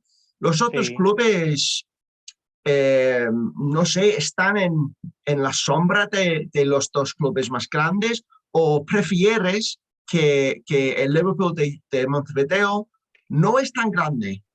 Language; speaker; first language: Spanish; non-native, learner; English